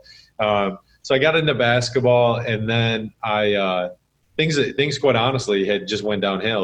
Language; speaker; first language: English; native; English